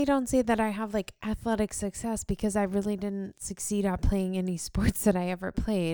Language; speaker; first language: English; native; English